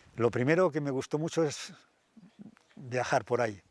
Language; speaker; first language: Spanish; native; Spanish